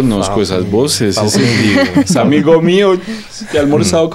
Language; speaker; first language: Portuguese; non-native, learner; Spanish